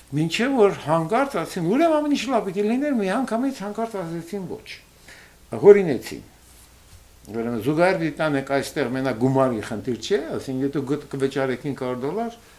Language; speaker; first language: Armenian; early bilingual, heritage; Armenian